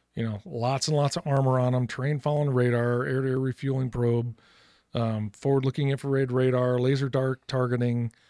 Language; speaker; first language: English; native; English